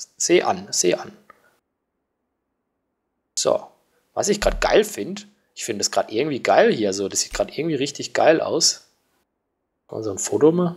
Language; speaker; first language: German; native; German